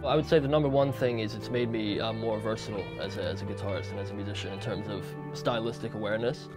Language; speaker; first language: English; native; English